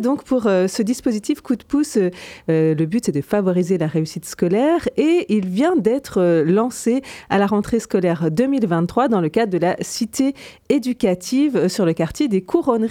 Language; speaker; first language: French; native; French